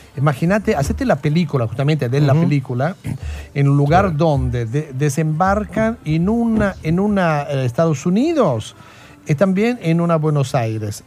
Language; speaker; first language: Spanish; non-native, fluent; Italian